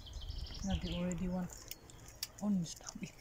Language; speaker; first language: German; native; German